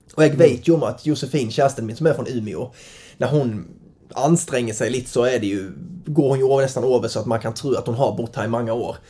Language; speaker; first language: Swedish; native; Swedish